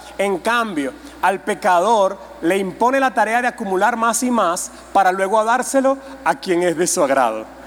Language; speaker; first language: Spanish; native; Spanish